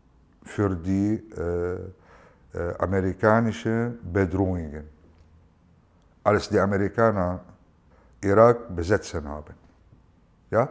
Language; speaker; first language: German; non-native, learner; Arabic